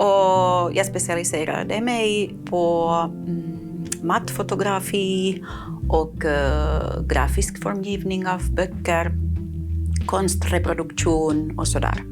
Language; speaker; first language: Swedish; non-native, fluent; Catalan